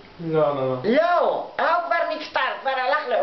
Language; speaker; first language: Hebrew; non-native, fluent; Arabic